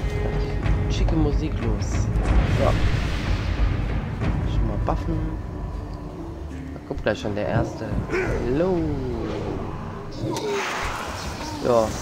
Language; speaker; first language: German; native; German